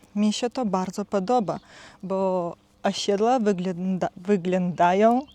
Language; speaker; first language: Polish; non-native, learner; Russian